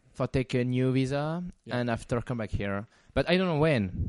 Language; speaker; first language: English; non-native, learner; French